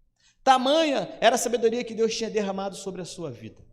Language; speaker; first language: Portuguese; native; Portuguese